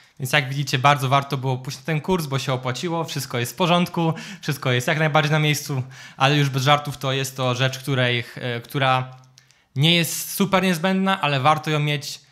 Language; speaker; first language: Polish; native; Polish